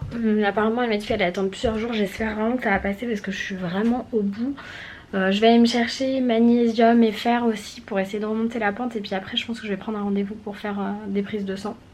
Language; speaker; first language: French; native; French